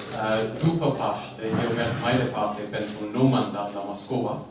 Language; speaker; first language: Romanian; non-native, fluent; English